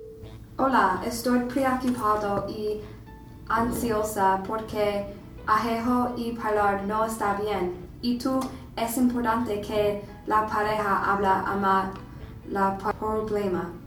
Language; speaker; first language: Spanish; non-native, learner; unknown